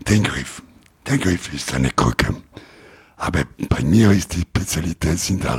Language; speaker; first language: German; non-native, learner; Italian